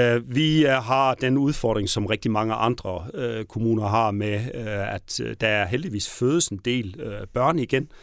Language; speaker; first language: Danish; native; Danish